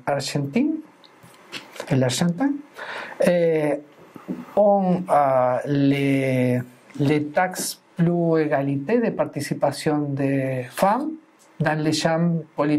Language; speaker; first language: French; non-native, fluent; Spanish